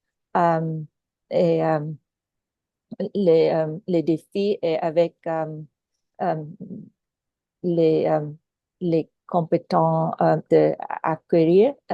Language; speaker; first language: French; non-native, local second language; Filipino